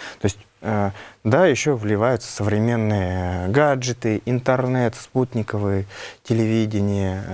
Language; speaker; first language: Russian; non-native, local second language; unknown